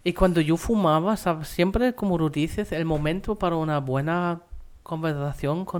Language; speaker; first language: Spanish; non-native, fluent; German